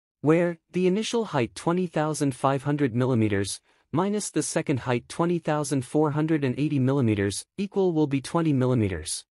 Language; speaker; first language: English; non-native, learner; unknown